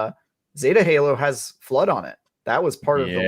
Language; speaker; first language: English; native; English